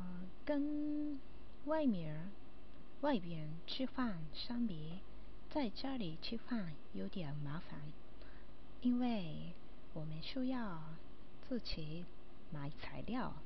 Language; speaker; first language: Chinese; non-native, learner; Japanese